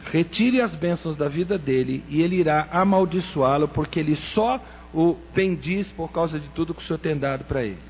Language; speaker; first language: Portuguese; native; Portuguese